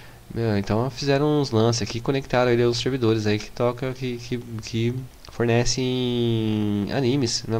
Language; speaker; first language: Portuguese; native; Portuguese